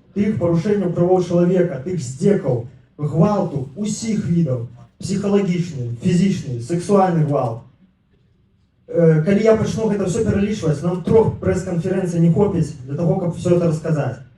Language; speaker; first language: Belarusian; non-native, local second language; Russian